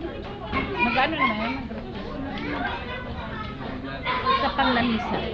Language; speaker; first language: Filipino; native; Filipino